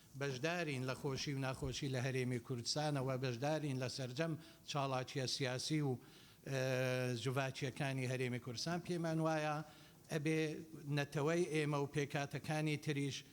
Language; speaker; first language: Central Kurdish; non-native, local second language; Assyrian Neo-Aramaic